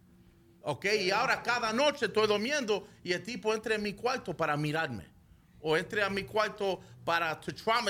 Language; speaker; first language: Spanish; early bilingual, heritage; Spanish